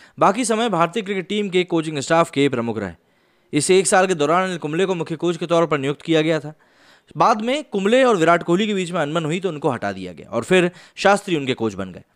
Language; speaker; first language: Hindi; native; Hindi